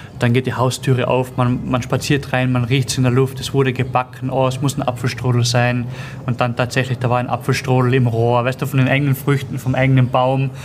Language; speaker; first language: German; native; German